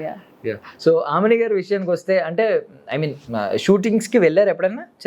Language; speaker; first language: Telugu; native; Telugu